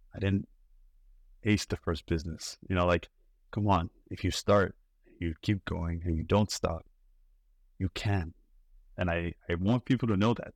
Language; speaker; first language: English; non-native, local second language; Yoruba